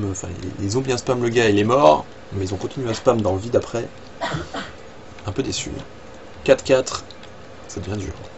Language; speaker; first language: French; native; French